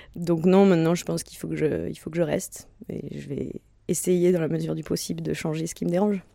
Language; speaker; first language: French; native; French